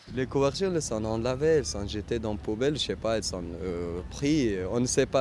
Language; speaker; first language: French; non-native, learner; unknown